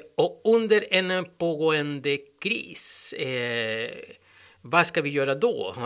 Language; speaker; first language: Swedish; non-native, learner; Spanish